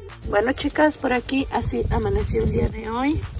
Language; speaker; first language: Spanish; native; Spanish